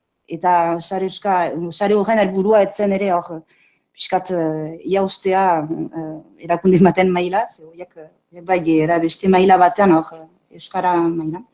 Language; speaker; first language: Basque; native; Basque